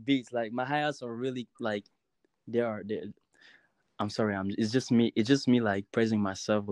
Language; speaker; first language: English; non-native, local second language; French